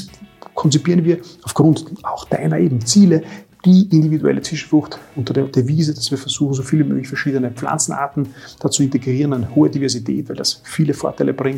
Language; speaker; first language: German; native; German